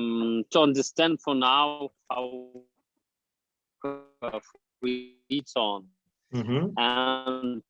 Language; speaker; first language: English; non-native, learner; Russian